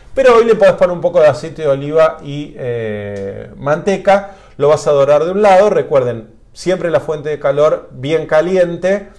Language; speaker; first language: Spanish; native; Spanish